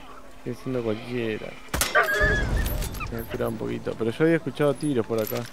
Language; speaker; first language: Spanish; native; Spanish